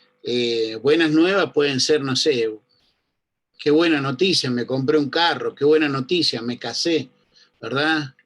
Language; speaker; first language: Spanish; native; Spanish